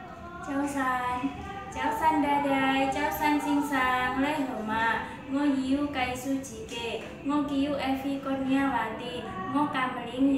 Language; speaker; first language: Cantonese; non-native, learner; Indonesian